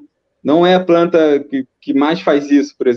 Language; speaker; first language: Portuguese; native; Portuguese